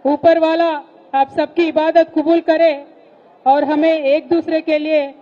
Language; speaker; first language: Hindi; non-native, local second language; Telugu